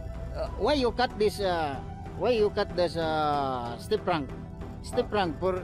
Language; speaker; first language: English; non-native, learner; Filipino